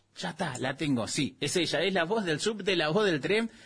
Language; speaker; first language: Spanish; native; Spanish